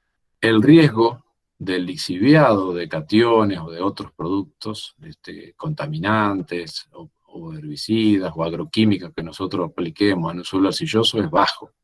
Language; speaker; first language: Spanish; native; Spanish